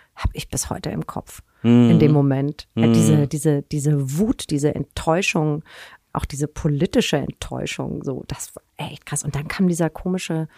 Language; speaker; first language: German; native; German